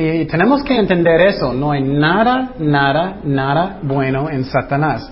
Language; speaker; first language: Spanish; non-native, fluent; English